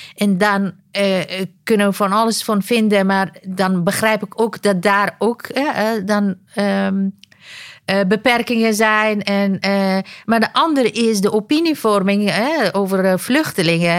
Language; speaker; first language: Dutch; non-native, fluent; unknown